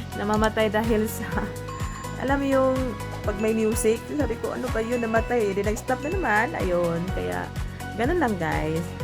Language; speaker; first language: Filipino; non-native, local second language; Cebuano